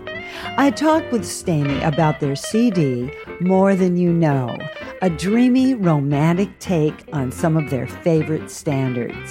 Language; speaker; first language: English; native; English